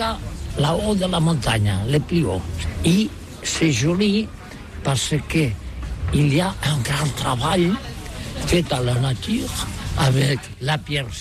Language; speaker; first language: French; non-native, learner; Catalan